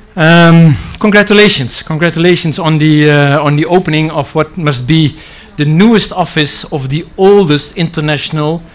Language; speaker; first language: English; non-native, fluent; Dutch